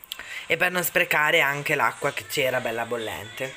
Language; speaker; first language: Italian; native; Italian